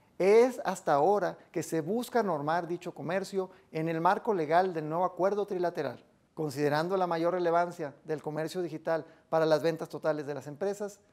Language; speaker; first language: Spanish; native; Spanish